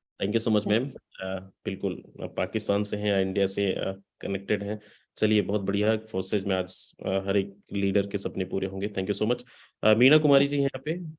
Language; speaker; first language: Hindi; native; Hindi